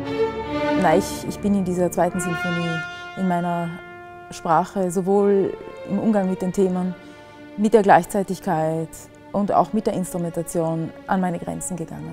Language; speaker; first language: German; native; German